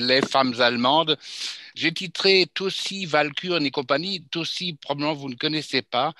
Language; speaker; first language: French; non-native, fluent; German